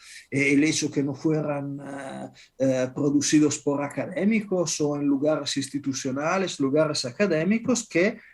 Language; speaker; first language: Spanish; non-native, fluent; Italian